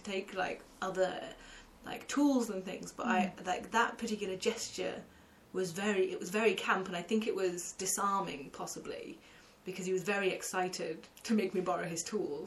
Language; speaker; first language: English; native; English